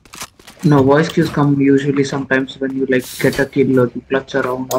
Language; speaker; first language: English; non-native, local second language; Kannada